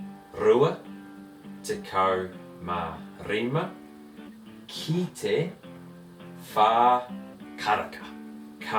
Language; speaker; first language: Māori; non-native, fluent; English